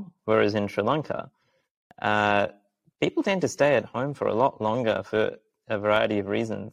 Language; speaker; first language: English; early bilingual, other home language; Sinhala